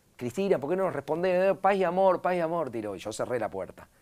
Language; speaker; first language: Spanish; native; Spanish